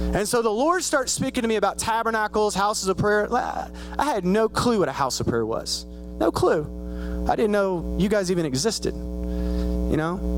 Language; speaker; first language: English; native; English